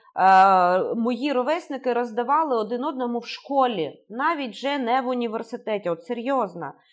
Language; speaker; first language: Ukrainian; native; Ukrainian